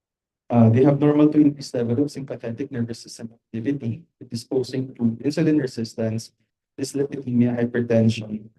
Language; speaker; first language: English; non-native, local second language; Filipino